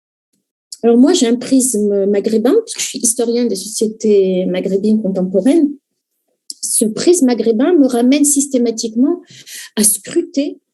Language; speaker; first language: French; native; French